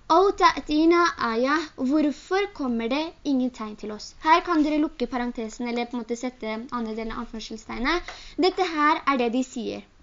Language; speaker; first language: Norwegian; early bilingual, other home language; Urdu